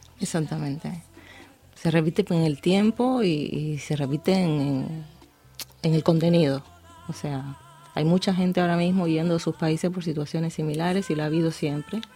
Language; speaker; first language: Spanish; native; Spanish